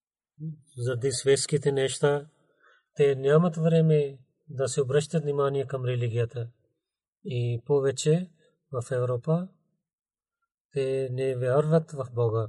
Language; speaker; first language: Bulgarian; non-native, fluent; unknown